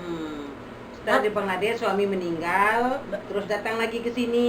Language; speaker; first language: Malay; non-native, local second language; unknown